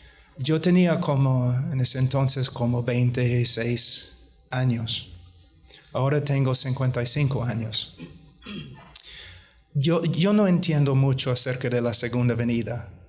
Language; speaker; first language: Spanish; non-native, fluent; English